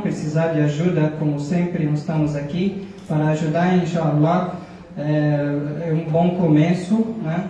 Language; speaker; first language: Portuguese; non-native, fluent; Arabic